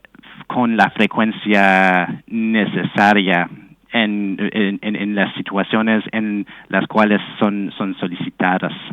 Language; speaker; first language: Spanish; non-native, fluent; English